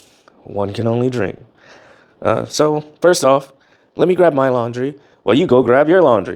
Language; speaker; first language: English; native; English